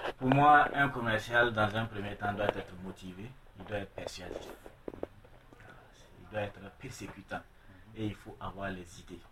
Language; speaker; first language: French; non-native, local second language; Mossi